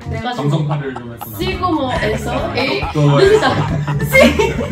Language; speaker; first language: Korean; non-native, learner; Spanish